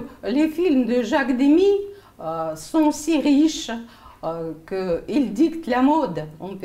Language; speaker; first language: French; non-native, fluent; Russian